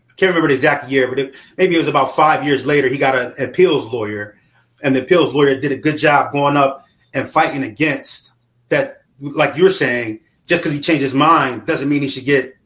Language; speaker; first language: English; native; English